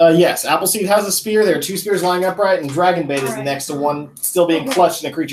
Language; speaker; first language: English; native; English